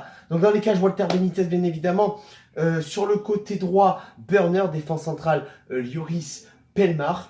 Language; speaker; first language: French; native; French